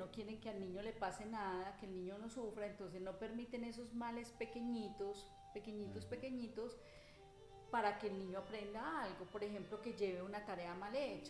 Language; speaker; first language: Spanish; native; Spanish